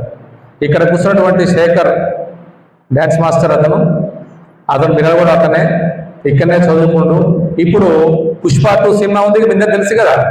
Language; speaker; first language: Telugu; native; Telugu